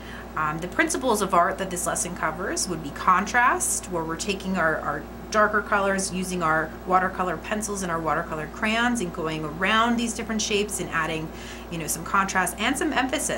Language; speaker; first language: English; native; English